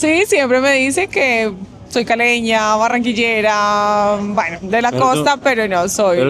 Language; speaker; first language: Spanish; native; Spanish